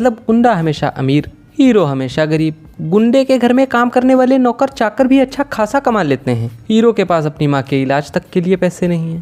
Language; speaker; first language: Hindi; native; Hindi